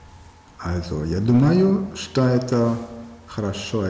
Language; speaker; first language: Russian; non-native, learner; German